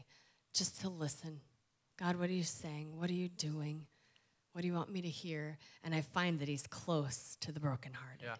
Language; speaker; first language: English; native; English